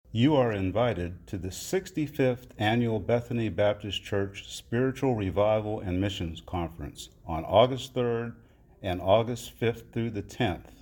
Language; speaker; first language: English; native; English